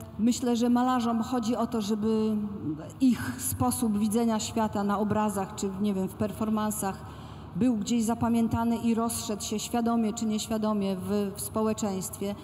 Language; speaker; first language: Polish; native; Polish